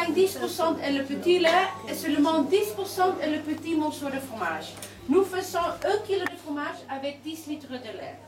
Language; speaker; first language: French; non-native, learner; Dutch